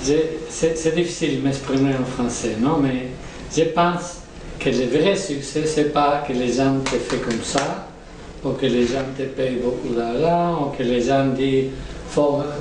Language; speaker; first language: French; non-native, learner; Spanish